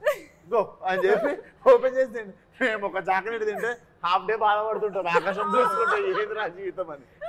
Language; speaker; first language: Telugu; native; Telugu